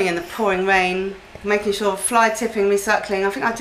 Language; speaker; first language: English; native; English